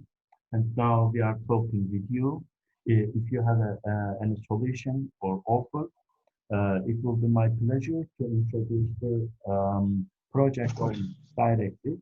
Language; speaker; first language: English; non-native, fluent; Turkish